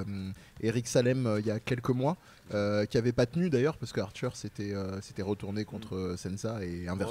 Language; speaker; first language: French; native; French